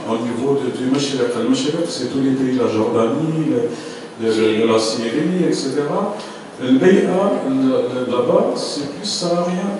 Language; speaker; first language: French; non-native, local second language; Arabic